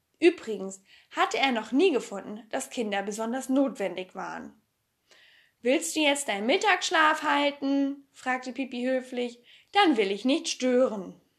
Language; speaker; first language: German; native; German